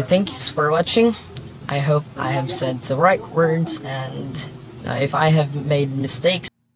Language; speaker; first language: English; non-native, local second language; Filipino